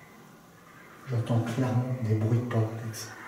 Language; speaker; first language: French; native; French